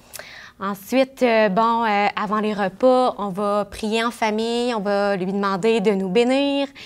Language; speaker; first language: French; native; French